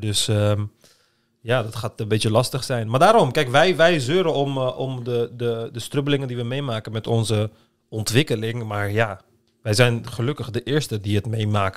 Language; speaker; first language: Dutch; native; Dutch